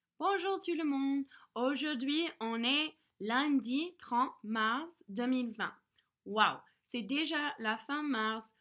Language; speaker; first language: French; non-native, fluent; English